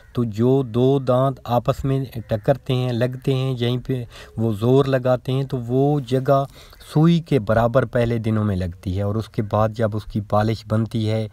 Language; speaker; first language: Urdu; non-native, local second language; Punjabi